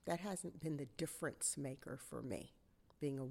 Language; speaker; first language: English; native; English